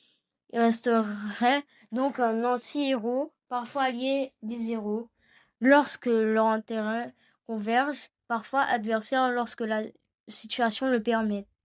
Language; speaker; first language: French; native; French